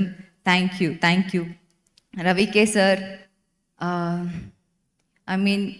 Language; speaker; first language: Telugu; non-native, learner; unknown